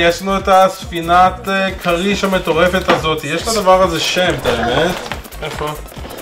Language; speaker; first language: Hebrew; native; Hebrew